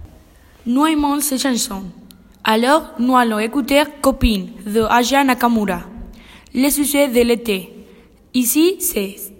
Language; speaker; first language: French; non-native, learner; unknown